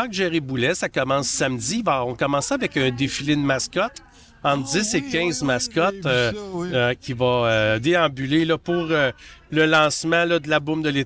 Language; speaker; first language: French; native; French